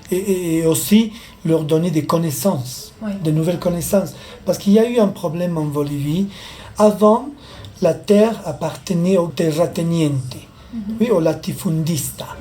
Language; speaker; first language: French; non-native, fluent; Spanish